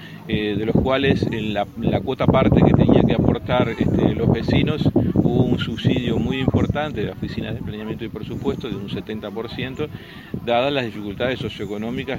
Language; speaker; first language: Spanish; native; Spanish